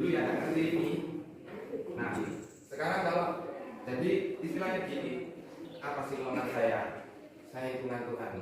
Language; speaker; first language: Indonesian; native; Indonesian